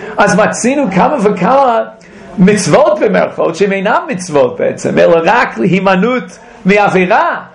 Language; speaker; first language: Hebrew; non-native, fluent; English